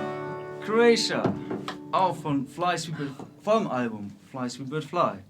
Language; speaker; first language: German; native; German